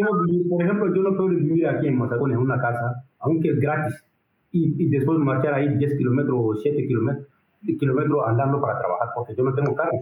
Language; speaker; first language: Spanish; non-native, learner; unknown